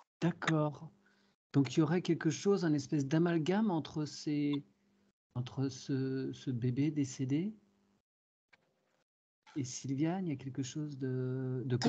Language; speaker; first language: French; native; French